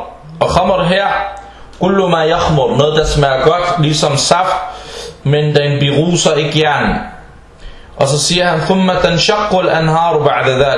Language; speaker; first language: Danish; early bilingual, other home language; Arabic